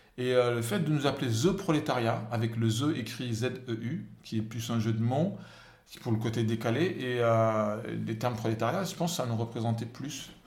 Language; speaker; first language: French; non-native, local second language; Wolof